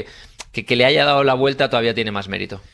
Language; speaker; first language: Spanish; native; Spanish